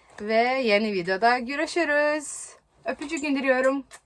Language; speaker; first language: Turkish; non-native, learner; Serbian